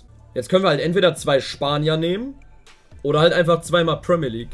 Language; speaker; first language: German; native; German